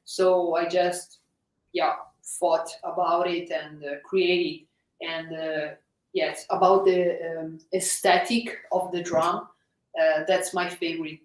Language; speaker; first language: English; non-native, fluent; Italian